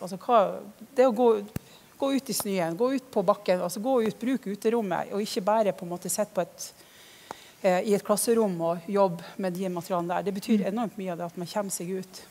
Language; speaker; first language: Norwegian; native; Norwegian